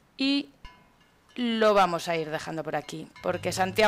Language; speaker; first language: Spanish; native; Spanish